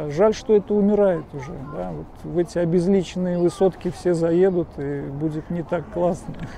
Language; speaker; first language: Russian; native; Russian